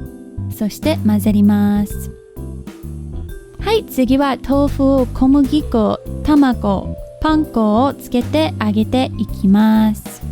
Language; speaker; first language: Japanese; non-native, learner; English